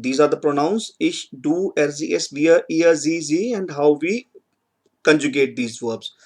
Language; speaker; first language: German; non-native, fluent; Hindi